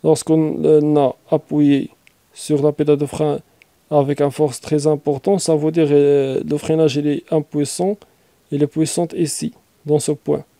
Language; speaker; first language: French; non-native, local second language; Arabic